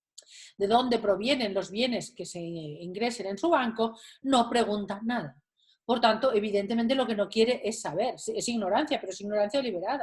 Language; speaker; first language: Spanish; native; Spanish